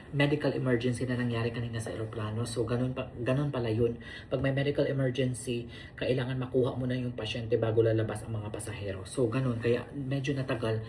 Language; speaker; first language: Filipino; non-native, local second language; Cebuano